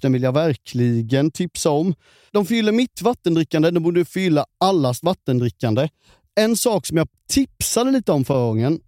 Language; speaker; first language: Swedish; native; Swedish